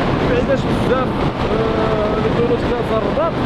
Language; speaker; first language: Arabic; native; Arabic